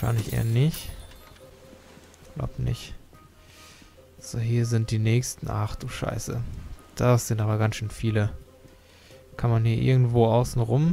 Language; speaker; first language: German; native; German